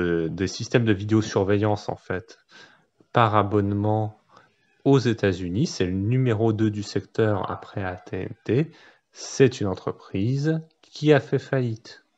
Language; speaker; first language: French; native; French